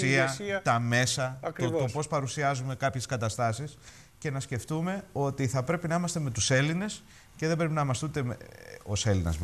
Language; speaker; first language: Greek; native; Greek